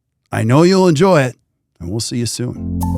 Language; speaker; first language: English; native; English